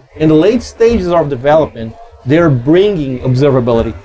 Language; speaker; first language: English; non-native, fluent; Portuguese